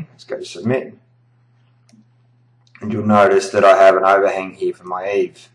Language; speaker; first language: English; native; English